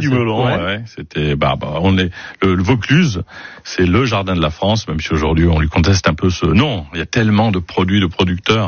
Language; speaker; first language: French; native; French